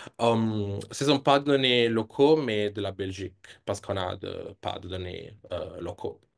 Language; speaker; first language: French; non-native, fluent; Italian